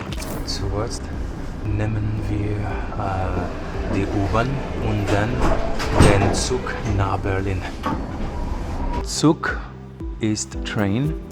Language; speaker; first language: German; non-native, learner; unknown